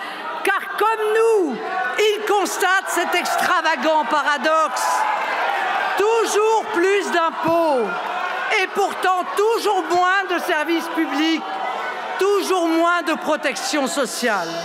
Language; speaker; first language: French; native; French